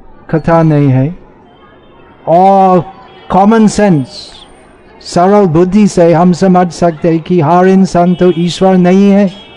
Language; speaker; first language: Hindi; non-native, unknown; English